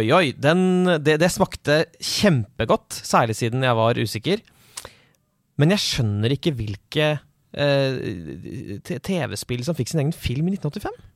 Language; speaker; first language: Norwegian; native; Norwegian